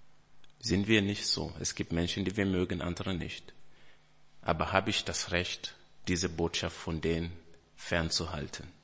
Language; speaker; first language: German; non-native, fluent; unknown